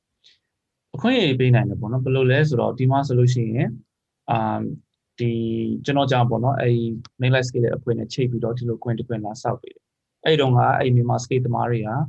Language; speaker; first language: Burmese; non-native, fluent; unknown